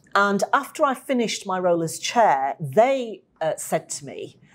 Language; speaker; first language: English; native; English